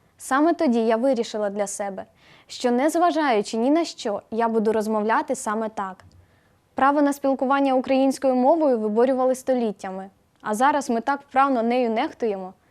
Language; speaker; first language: Ukrainian; native; Ukrainian